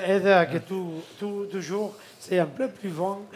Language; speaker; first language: French; non-native, learner; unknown